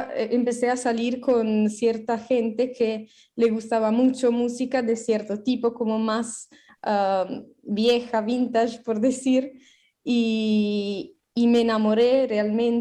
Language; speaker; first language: Spanish; non-native, fluent; Italian